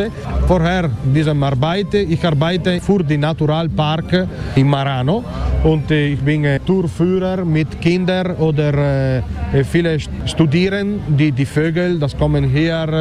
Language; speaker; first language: German; non-native, learner; Italian